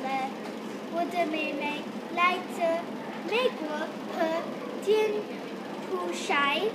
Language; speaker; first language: Chinese; non-native, learner; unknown